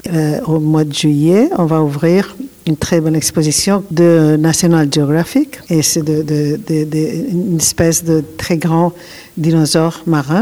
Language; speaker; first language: French; non-native, learner; Catalan